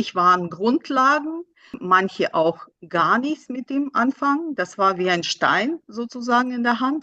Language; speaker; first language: German; non-native, fluent; Russian